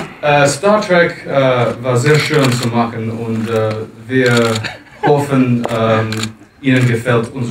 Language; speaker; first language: German; non-native, learner; English